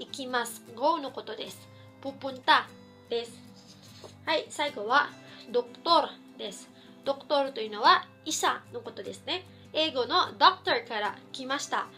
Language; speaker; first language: Japanese; non-native, fluent; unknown